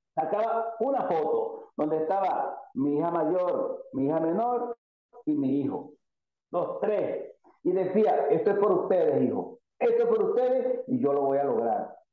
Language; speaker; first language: Spanish; native; Spanish